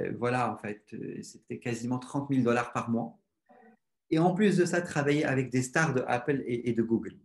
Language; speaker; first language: French; non-native, local second language; Arabic